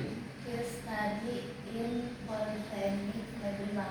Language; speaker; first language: English; non-native, learner; Indonesian